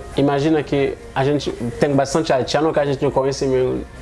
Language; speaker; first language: Portuguese; non-native, learner; Haitian Creole